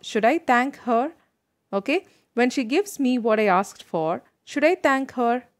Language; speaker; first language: English; non-native, local second language; Tamil